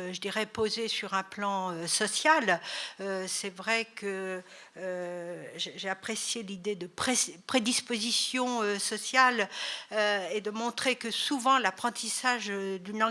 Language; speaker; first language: French; native; French